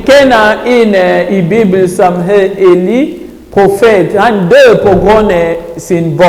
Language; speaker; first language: Swedish; non-native, learner; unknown